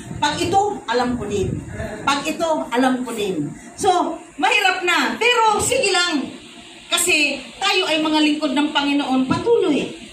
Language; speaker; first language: Filipino; non-native, local second language; Cebuano